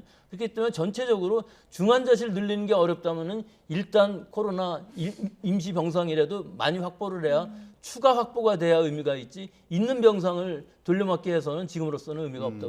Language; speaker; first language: Korean; native; Korean